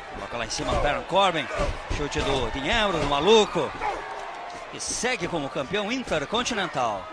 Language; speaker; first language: Portuguese; native; Portuguese